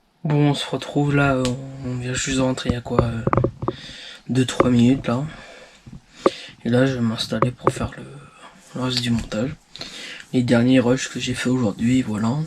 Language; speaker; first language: French; native; French